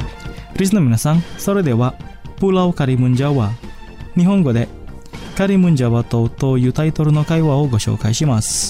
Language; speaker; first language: Japanese; non-native, fluent; Indonesian